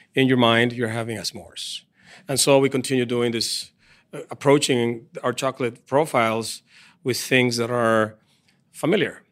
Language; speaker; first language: English; non-native, fluent; Spanish